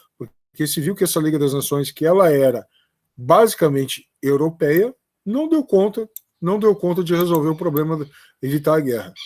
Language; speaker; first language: Portuguese; native; Portuguese